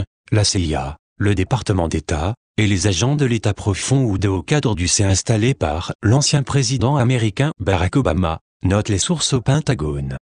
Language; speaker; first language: French; native; French